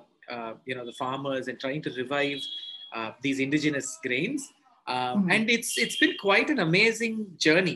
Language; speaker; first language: English; non-native, local second language; Tamil